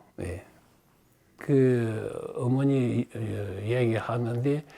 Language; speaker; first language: Korean; early bilingual, heritage; Russian